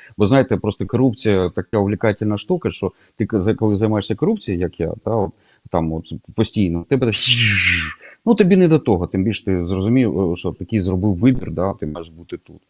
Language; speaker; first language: Ukrainian; native; Ukrainian